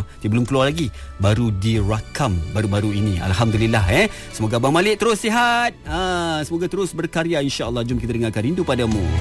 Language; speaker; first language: Malay; native; Malay